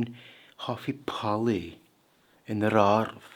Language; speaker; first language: Welsh; non-native, fluent; English